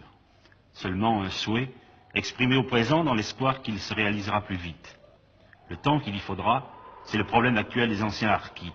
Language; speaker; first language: French; native; French